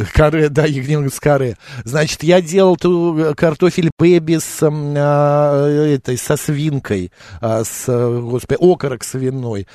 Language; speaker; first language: Russian; native; Russian